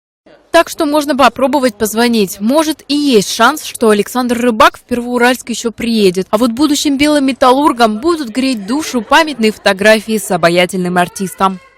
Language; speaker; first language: Russian; native; Russian